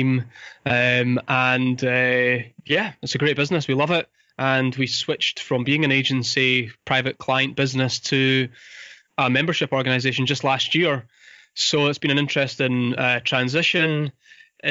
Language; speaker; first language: English; native; English